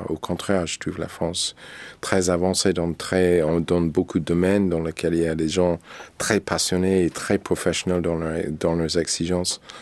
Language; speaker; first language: French; non-native, fluent; English